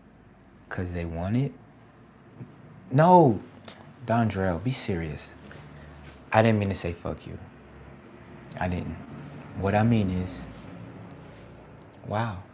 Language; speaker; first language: English; native; English